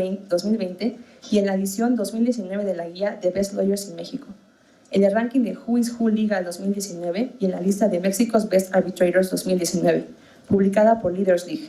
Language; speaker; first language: Spanish; native; Spanish